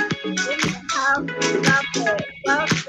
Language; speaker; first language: English; native; English